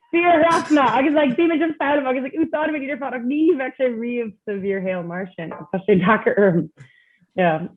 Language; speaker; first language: Irish; non-native, local second language; English